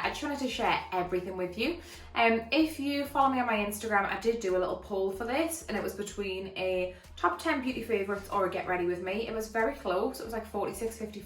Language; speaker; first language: English; native; English